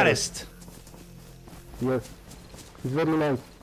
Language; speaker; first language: English; non-native, learner; Romanian